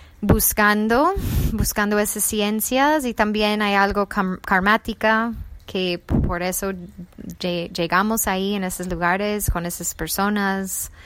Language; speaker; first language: Spanish; non-native, fluent; English